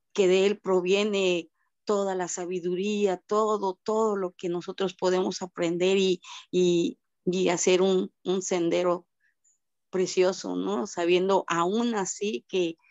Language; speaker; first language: Spanish; native; Spanish